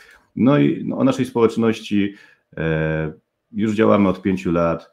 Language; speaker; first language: Polish; native; Polish